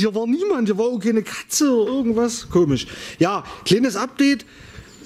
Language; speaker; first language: German; native; German